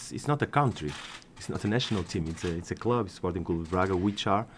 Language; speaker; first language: English; non-native, fluent; Portuguese